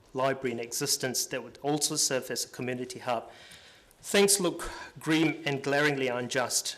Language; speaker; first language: English; native; English